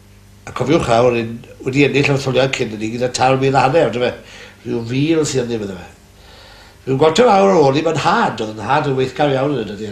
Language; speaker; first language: Welsh; native; Welsh